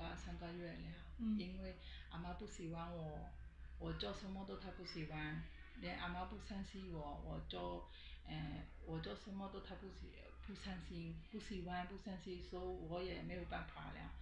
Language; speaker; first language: Chinese; non-native, learner; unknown